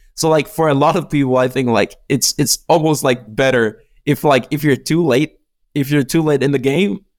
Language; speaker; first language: English; non-native, fluent; Czech